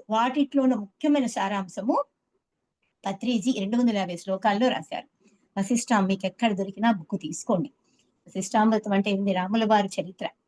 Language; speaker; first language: Telugu; native; Telugu